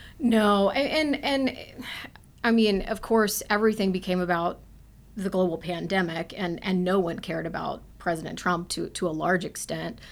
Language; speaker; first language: English; native; English